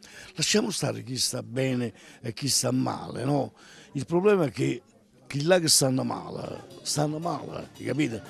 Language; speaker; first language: Italian; native; Italian